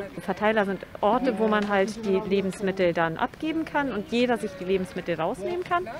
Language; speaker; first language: German; native; German